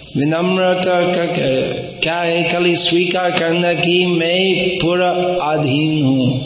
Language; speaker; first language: Hindi; non-native, fluent; English